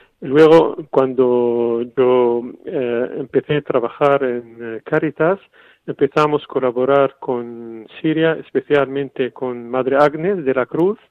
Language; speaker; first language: Spanish; non-native, fluent; Arabic